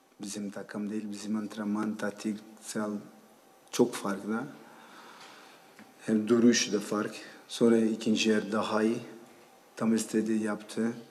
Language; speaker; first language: Turkish; non-native, learner; Portuguese